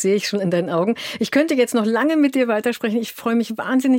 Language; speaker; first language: German; native; German